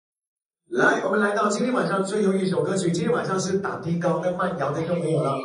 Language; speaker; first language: Chinese; native; Chinese